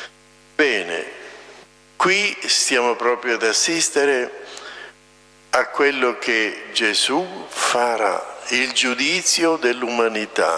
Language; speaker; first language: Italian; native; Italian